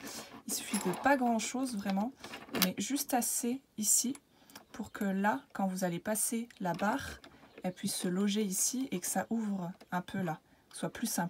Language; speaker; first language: French; native; French